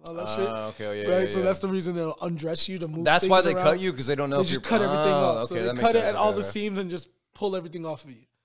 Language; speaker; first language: English; native; English